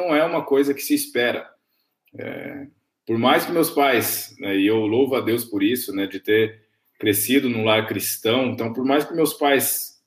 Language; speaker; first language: Portuguese; native; Portuguese